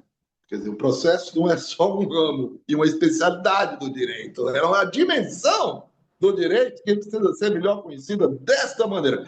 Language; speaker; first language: Portuguese; native; Portuguese